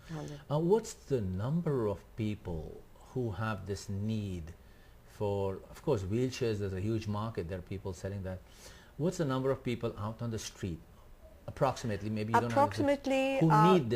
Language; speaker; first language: English; non-native, fluent; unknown